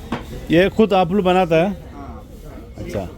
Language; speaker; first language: Hindi; non-native, local second language; Malayalam